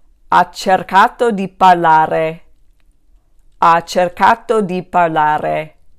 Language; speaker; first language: Italian; non-native, fluent; English